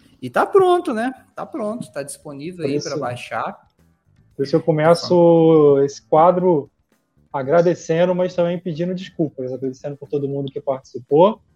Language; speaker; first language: Portuguese; native; Portuguese